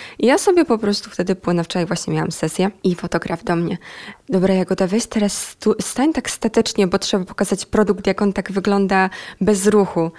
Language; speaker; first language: Polish; native; Polish